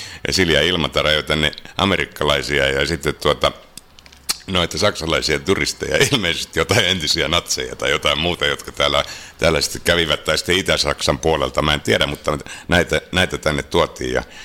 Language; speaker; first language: Finnish; native; Finnish